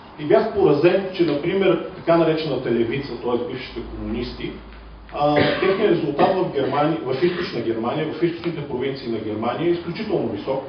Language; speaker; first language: Bulgarian; native; Bulgarian